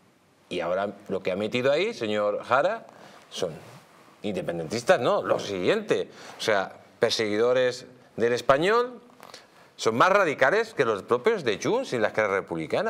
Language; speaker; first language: Spanish; native; Spanish